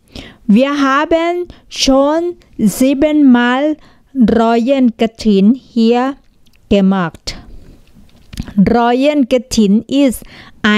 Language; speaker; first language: German; non-native, learner; Thai